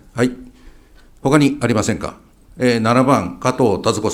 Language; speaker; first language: Japanese; native; Japanese